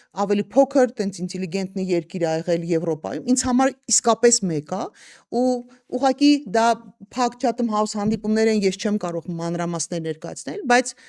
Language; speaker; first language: Armenian; native; Armenian